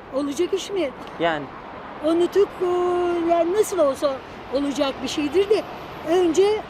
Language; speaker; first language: Turkish; native; Turkish